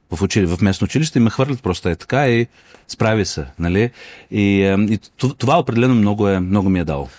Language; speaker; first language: Bulgarian; non-native, fluent; Russian